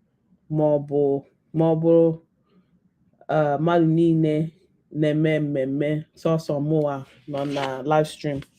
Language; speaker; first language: Igbo; non-native, learner; English